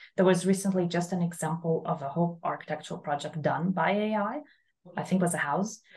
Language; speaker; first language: English; non-native, fluent; Portuguese